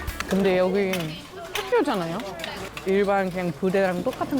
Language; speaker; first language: Korean; non-native, fluent; English